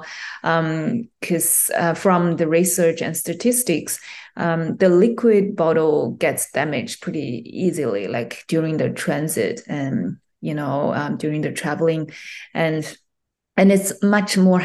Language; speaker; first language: English; non-native, fluent; Chinese